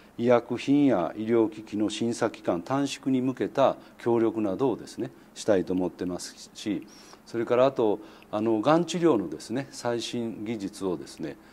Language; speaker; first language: Japanese; native; Japanese